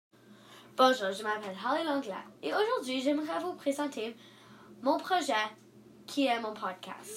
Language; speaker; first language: French; non-native, learner; English